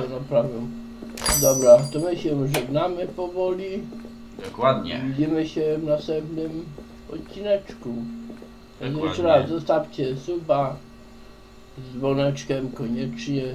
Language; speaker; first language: Polish; native; Polish